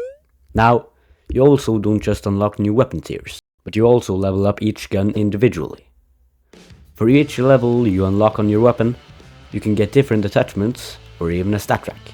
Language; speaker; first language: English; non-native, fluent; Norwegian